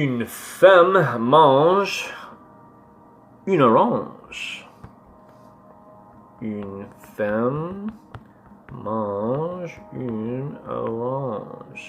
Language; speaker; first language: French; non-native, learner; English